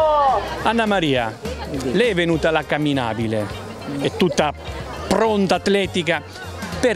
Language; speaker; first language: Italian; native; Italian